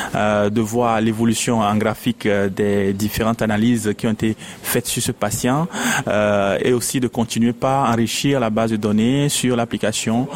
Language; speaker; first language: French; non-native, local second language; Ewe